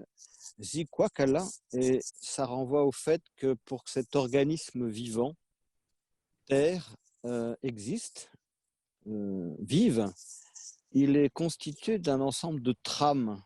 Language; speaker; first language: French; native; French